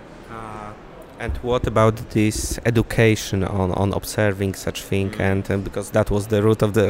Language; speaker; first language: English; non-native, fluent; Polish